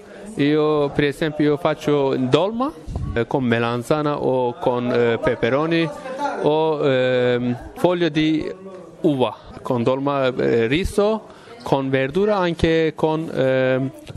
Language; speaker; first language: Italian; non-native, learner; Kurdish